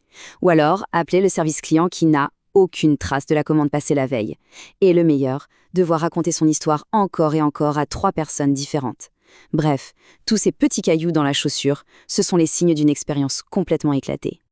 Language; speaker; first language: French; native; French